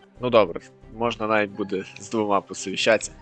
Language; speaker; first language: Ukrainian; native; Ukrainian